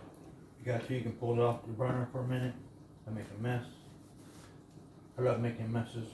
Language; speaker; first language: English; native; English